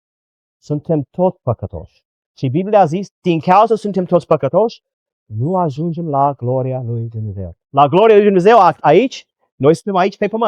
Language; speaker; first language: Romanian; non-native, learner; English